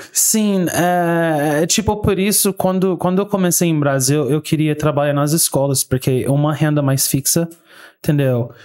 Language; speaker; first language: Portuguese; non-native, fluent; English